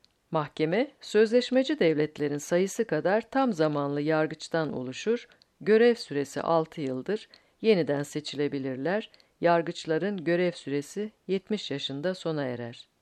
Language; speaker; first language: Turkish; native; Turkish